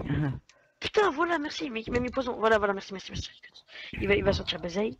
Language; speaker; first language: French; native; French